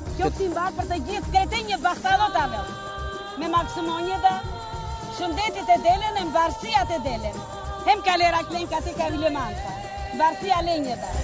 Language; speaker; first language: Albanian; non-native, local second language; Romany